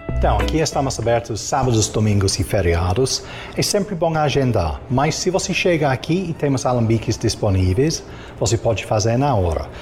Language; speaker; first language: Portuguese; non-native, fluent; English